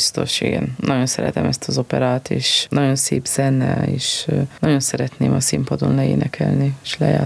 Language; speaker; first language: Hungarian; non-native, local second language; Romanian